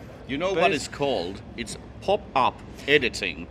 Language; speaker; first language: English; non-native, fluent; Finnish